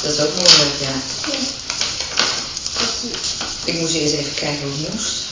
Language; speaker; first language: Dutch; native; Dutch